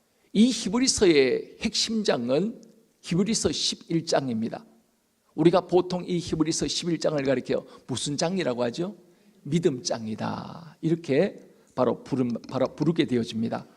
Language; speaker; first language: Korean; native; Korean